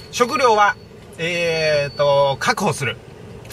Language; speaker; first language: Japanese; native; Japanese